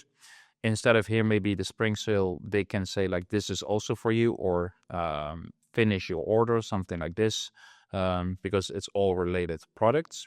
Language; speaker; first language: English; non-native, fluent; Dutch